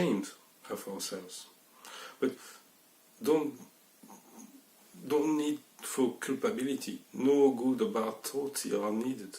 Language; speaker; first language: English; non-native, fluent; French